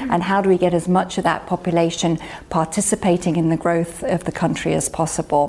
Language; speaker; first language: English; native; English